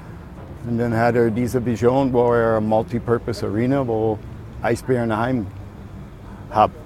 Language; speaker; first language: German; non-native, fluent; English